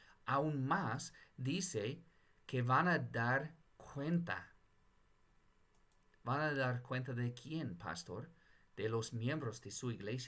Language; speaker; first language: Spanish; non-native, fluent; English